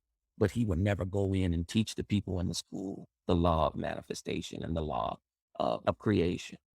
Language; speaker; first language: English; native; English